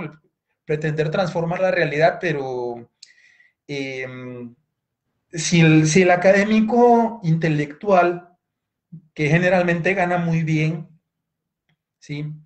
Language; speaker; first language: Spanish; native; Spanish